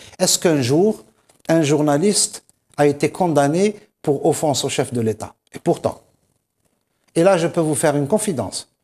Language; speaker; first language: French; non-native, local second language; Kabyle